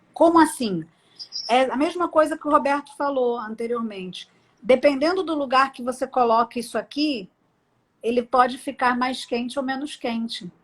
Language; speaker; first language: Portuguese; native; Portuguese